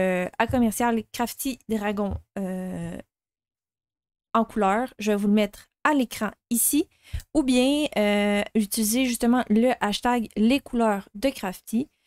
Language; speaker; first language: French; native; French